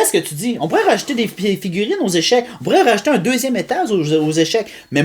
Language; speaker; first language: French; native; French